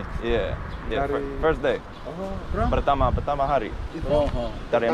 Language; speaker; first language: Indonesian; non-native, learner; English